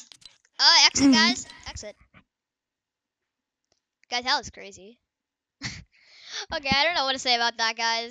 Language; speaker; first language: English; native; English